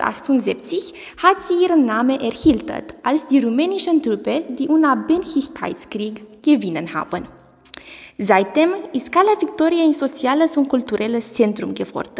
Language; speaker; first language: German; non-native, learner; Romanian